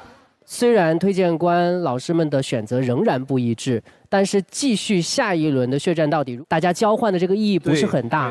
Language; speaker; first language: Chinese; native; Chinese